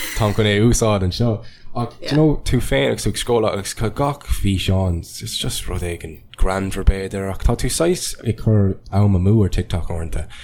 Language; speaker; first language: Irish; non-native, local second language; English